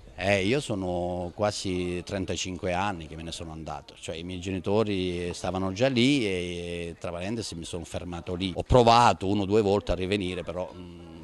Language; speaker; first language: Italian; native; Italian